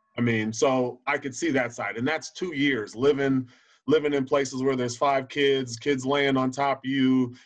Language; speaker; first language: English; native; English